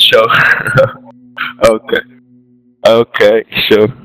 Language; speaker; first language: English; non-native, learner; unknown